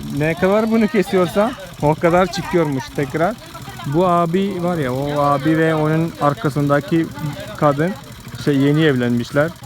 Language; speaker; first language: Turkish; non-native, fluent; Malayalam